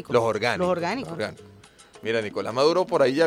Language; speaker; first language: Spanish; native; Spanish